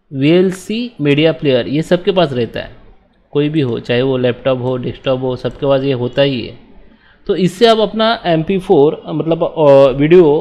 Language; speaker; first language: Hindi; native; Hindi